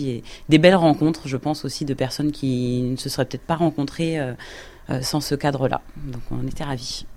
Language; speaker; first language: French; native; French